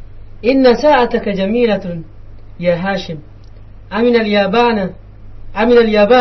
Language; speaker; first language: Arabic; non-native, learner; Indonesian